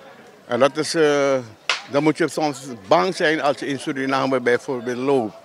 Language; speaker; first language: Dutch; non-native, local second language; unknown